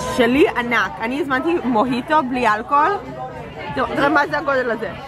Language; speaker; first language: Hebrew; native; Hebrew